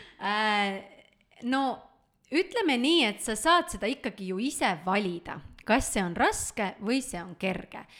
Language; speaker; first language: Estonian; native; Estonian